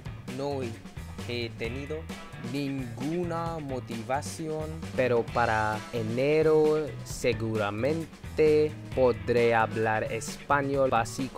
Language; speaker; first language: Spanish; non-native, learner; English